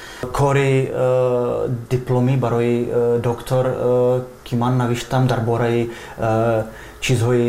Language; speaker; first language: Persian; non-native, fluent; Czech